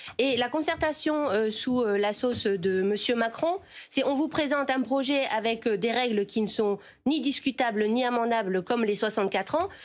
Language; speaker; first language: French; native; French